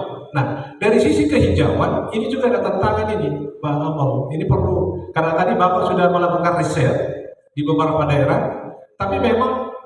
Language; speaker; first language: Indonesian; native; Indonesian